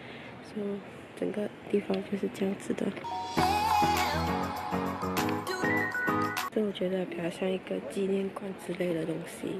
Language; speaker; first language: Chinese; early bilingual, heritage; Cantonese